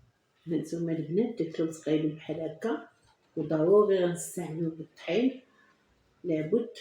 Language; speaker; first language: Arabic; native; Arabic